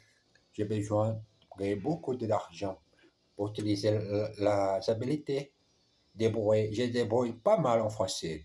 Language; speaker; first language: French; non-native, learner; Portuguese